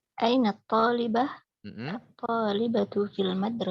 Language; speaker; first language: Arabic; non-native, learner; Indonesian